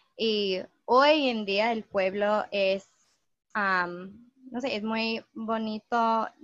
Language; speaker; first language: Spanish; non-native, fluent; English